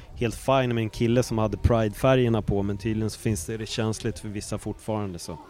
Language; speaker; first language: Swedish; native; Swedish